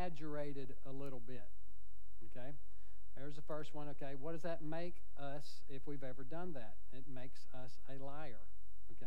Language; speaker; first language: English; native; English